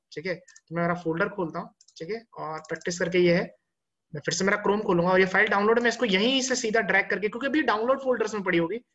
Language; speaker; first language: Hindi; native; Hindi